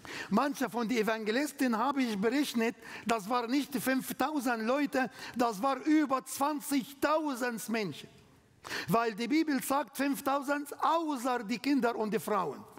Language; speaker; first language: German; non-native, learner; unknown